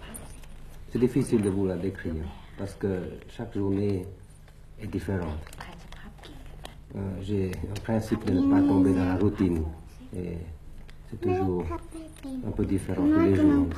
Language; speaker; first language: French; early bilingual, other home language; Thai